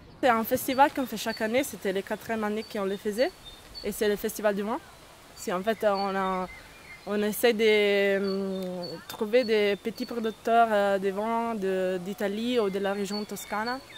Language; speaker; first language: French; non-native, fluent; Italian